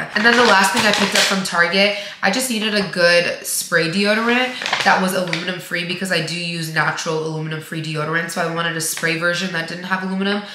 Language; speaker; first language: English; native; English